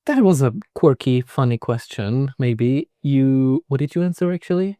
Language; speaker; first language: English; non-native, fluent; Czech